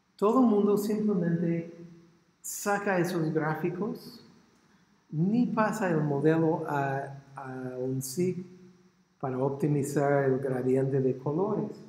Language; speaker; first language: Spanish; non-native, fluent; English